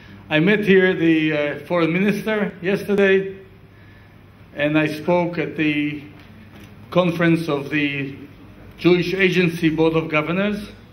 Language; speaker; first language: English; non-native, fluent; Hebrew